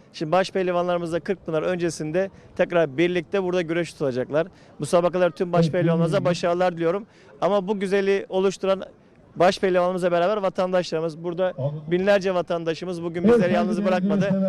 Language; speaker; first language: Turkish; native; Turkish